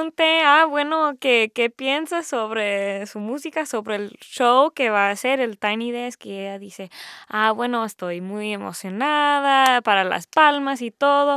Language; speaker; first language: Spanish; early bilingual, heritage; English